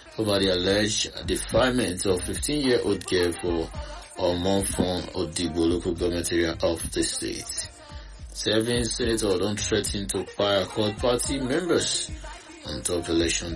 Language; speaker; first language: Nigerian Pidgin; non-native, local second language; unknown